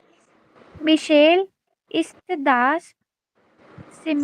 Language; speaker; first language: German; non-native, learner; Hindi